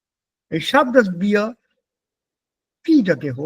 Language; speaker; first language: German; non-native, fluent; Hindi